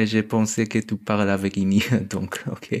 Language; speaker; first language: French; non-native, learner; German